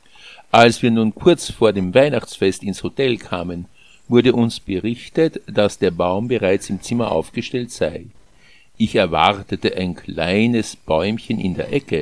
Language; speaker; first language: German; native; German